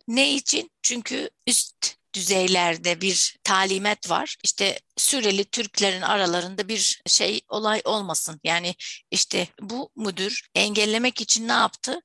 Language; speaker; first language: Turkish; non-native, fluent; Arabic